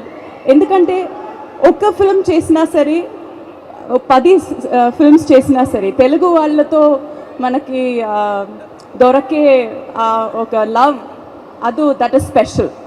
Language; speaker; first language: Telugu; non-native, learner; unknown